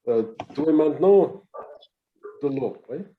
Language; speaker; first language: French; non-native, learner; English